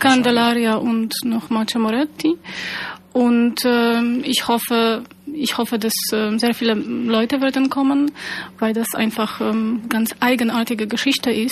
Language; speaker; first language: German; non-native, fluent; Polish